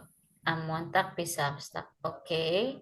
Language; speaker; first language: German; non-native, fluent; Indonesian